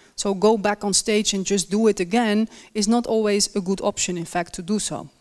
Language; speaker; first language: English; non-native, fluent; Dutch